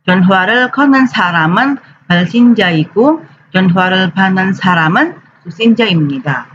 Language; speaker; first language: Korean; non-native, fluent; Indonesian